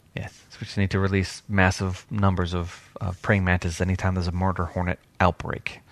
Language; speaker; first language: English; native; English